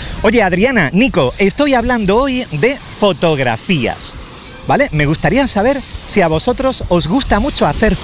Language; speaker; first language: Spanish; native; Spanish